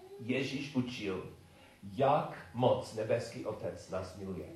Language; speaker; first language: Czech; non-native, learner; English